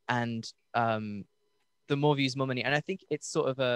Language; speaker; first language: English; native; English